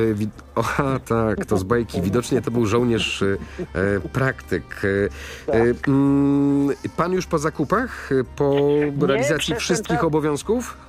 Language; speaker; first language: Polish; native; Polish